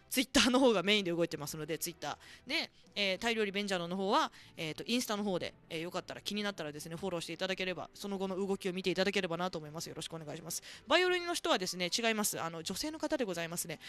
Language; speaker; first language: Japanese; native; Japanese